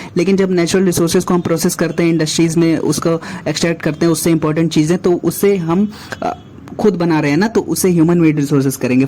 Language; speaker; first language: Hindi; native; Hindi